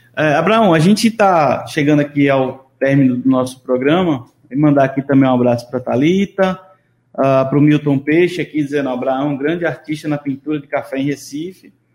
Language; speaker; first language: Portuguese; native; Portuguese